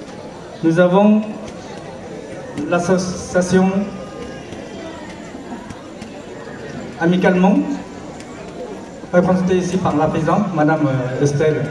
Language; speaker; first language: French; early bilingual, other home language; Hmong